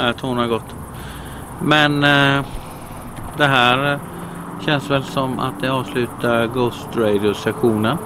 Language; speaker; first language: Swedish; native; Swedish